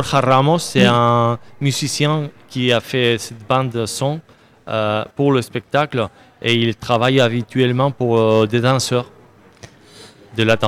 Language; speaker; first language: French; non-native, learner; Spanish